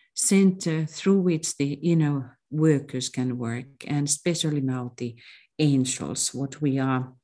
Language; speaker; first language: English; non-native, fluent; Finnish